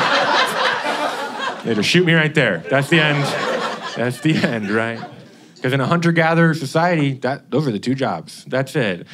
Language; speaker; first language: English; native; English